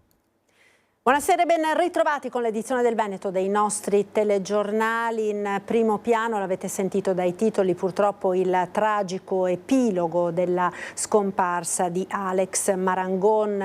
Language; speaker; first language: Italian; native; Italian